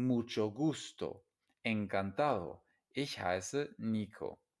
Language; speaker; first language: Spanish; non-native, fluent; English